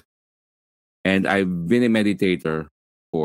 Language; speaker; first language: English; non-native, local second language; Filipino